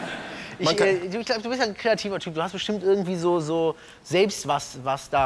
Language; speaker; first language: German; native; German